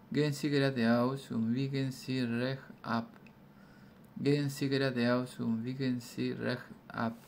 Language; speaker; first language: German; non-native, learner; Spanish